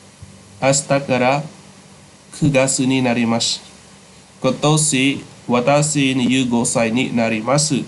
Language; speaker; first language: Japanese; non-native, fluent; Khmer